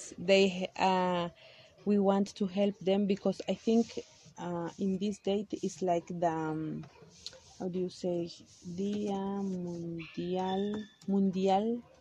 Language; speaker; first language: English; non-native, learner; Kaqchikel